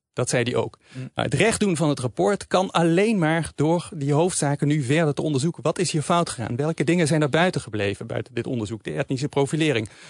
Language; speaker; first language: Dutch; native; Dutch